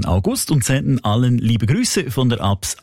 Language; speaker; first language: German; native; German